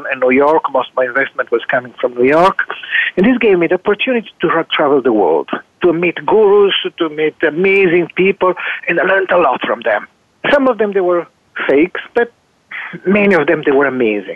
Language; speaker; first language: English; non-native, fluent; Italian